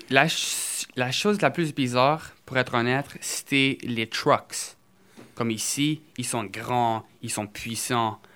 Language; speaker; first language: French; early bilingual, other home language; Portuguese